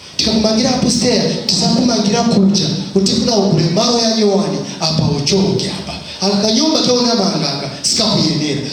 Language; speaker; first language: Nyanja; non-native, local second language; Tumbuka